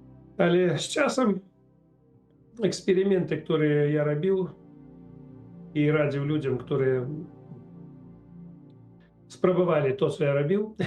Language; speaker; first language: Polish; non-native, learner; Russian